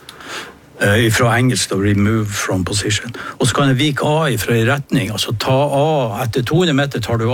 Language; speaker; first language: Norwegian; native; Norwegian